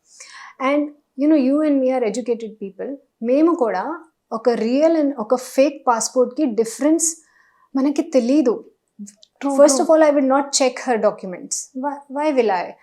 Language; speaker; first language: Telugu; non-native, local second language; Hindi